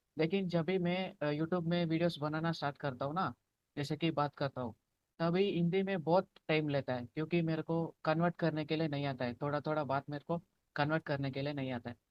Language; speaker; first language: Hindi; non-native, local second language; Telugu